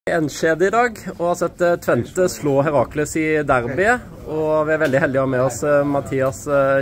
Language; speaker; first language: Norwegian; native; Norwegian